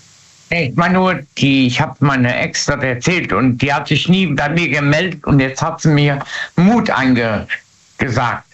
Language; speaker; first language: German; native; German